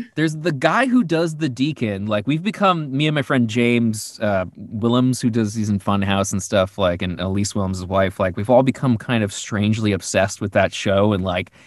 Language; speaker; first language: English; native; English